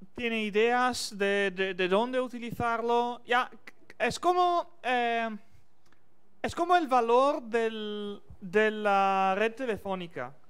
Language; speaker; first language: Spanish; non-native, fluent; Italian